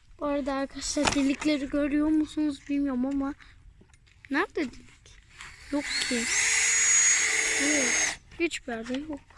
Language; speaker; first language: Turkish; early bilingual, heritage; Turkish